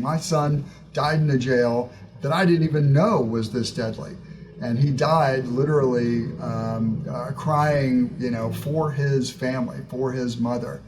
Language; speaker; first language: English; native; English